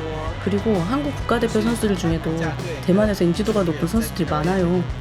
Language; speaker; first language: Korean; native; Korean